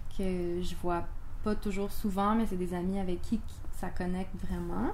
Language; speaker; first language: French; native; French